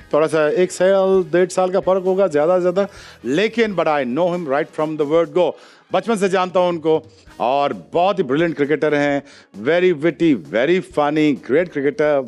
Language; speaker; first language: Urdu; non-native, local second language; Punjabi